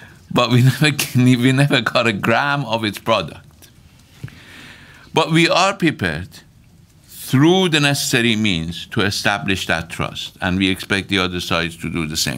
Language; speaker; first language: English; non-native, fluent; Persian